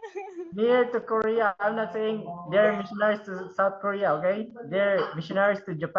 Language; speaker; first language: English; non-native, fluent; Filipino